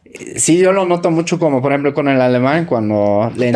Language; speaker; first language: Spanish; native; Spanish